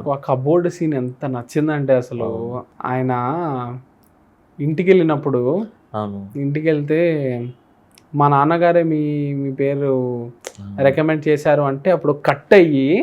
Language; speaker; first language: Telugu; native; Telugu